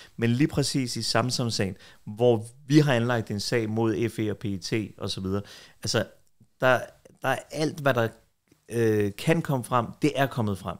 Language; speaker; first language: Danish; early bilingual, other home language; Kurdish